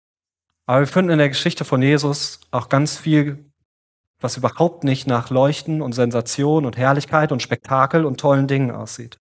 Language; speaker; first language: German; native; German